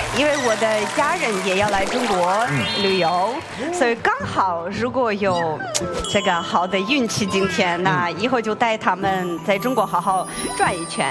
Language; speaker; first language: Chinese; non-native, fluent; Ukrainian